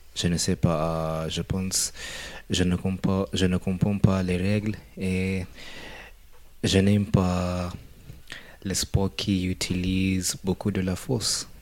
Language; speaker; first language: French; non-native, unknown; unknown